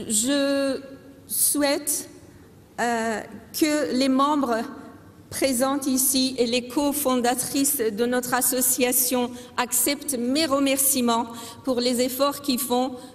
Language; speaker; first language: French; non-native, fluent; Persian